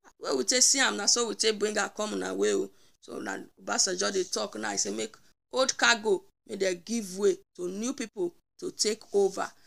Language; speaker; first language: Nigerian Pidgin; native; Nigerian Pidgin